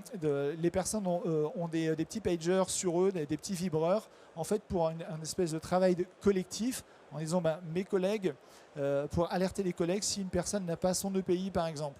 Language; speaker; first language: French; native; French